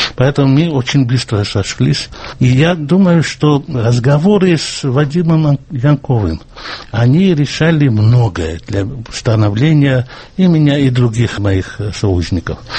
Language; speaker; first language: Russian; non-native, local second language; Georgian